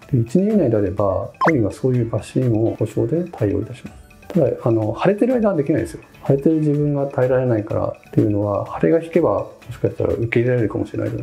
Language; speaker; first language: Japanese; native; Japanese